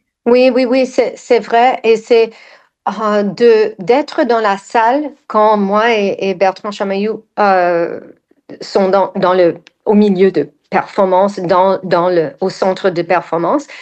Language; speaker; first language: French; non-native, fluent; English